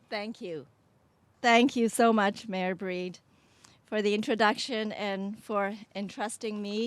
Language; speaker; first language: English; early bilingual, other home language; Chinese